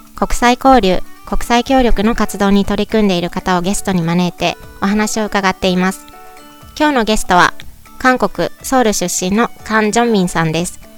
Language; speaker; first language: Japanese; native; Japanese